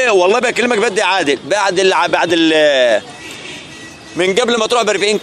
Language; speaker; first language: Arabic; native; Arabic